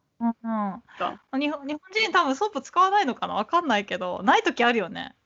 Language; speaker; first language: Japanese; native; Japanese